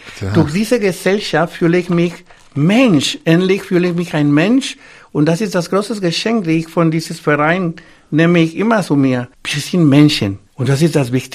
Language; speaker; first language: German; non-native, fluent; Spanish